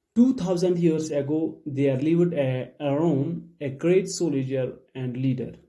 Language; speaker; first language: English; non-native, local second language; Urdu